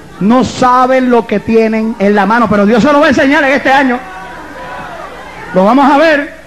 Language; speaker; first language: Spanish; native; Spanish